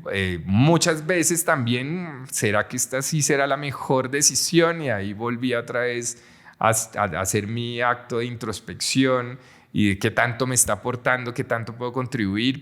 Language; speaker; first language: Spanish; native; Spanish